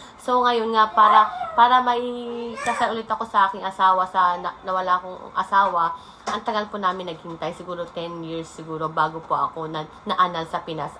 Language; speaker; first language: Filipino; native; Filipino